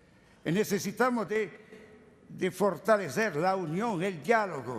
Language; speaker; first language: Spanish; non-native, learner; Italian